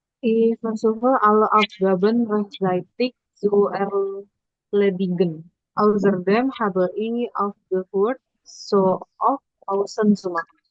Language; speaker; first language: German; non-native, learner; Indonesian